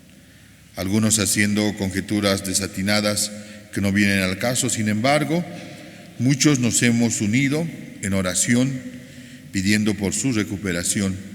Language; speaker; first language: Spanish; native; Spanish